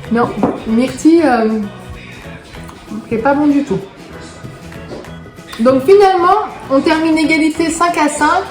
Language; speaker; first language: French; native; French